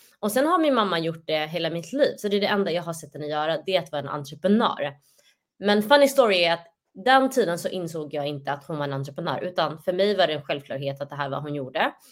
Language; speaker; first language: Swedish; early bilingual, other home language; Somali